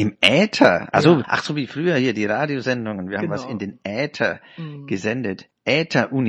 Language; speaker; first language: German; native; German